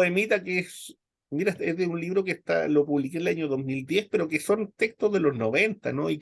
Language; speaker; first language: Spanish; native; Spanish